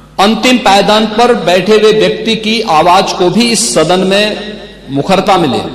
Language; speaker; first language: Hindi; native; Hindi